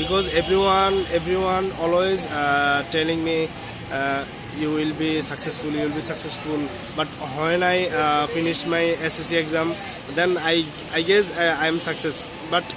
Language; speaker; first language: English; non-native, learner; Bangla